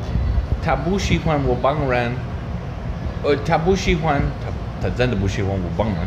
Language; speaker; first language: Chinese; non-native, learner; English